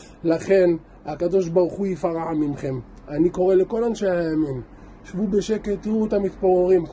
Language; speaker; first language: Hebrew; native; Hebrew